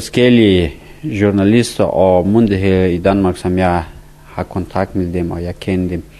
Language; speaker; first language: Danish; non-native, learner; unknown